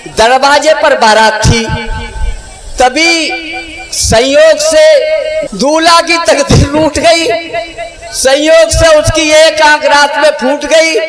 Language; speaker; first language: Hindi; native; Hindi